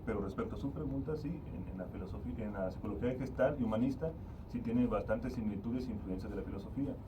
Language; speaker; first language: Spanish; native; Spanish